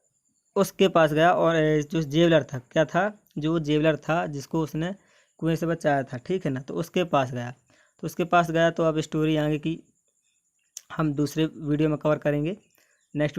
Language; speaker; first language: Hindi; native; Hindi